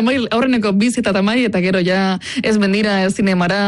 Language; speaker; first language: Basque; native; Basque